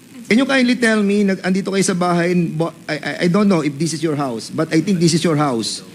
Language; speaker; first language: English; non-native, local second language; Filipino